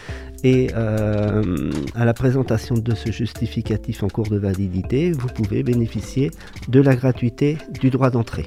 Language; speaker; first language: French; native; French